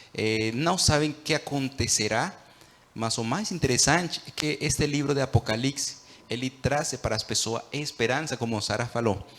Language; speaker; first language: Portuguese; non-native, fluent; Spanish